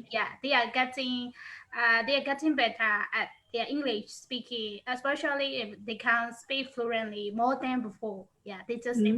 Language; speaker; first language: English; non-native, learner; Burmese